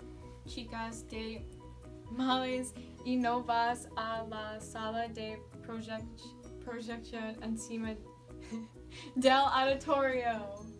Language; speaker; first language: Spanish; non-native, learner; English